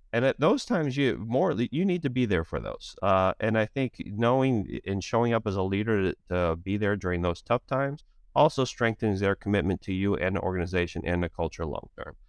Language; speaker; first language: English; native; English